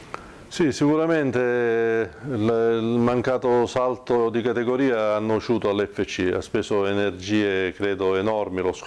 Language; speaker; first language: Italian; native; Italian